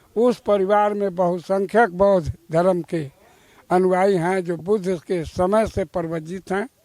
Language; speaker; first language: Hindi; native; Hindi